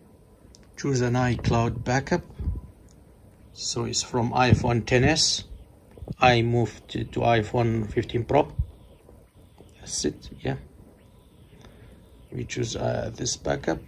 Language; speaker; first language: English; non-native, fluent; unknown